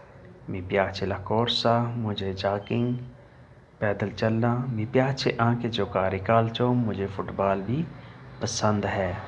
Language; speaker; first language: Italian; non-native, learner; Urdu